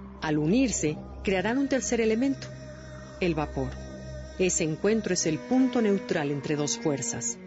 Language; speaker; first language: Spanish; native; Spanish